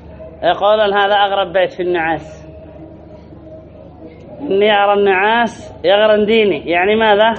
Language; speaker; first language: Arabic; native; Arabic